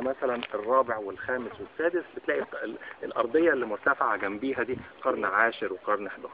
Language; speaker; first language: Arabic; native; Arabic